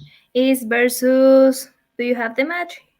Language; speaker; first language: English; non-native, learner; Spanish